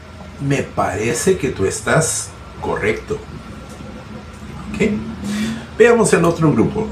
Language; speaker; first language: Spanish; non-native, fluent; Portuguese